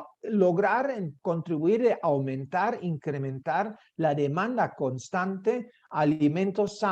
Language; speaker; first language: Spanish; native; Spanish